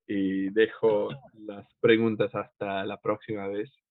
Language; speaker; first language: Spanish; non-native, fluent; English